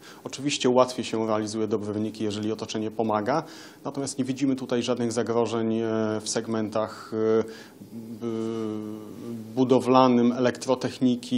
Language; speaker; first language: Polish; native; Polish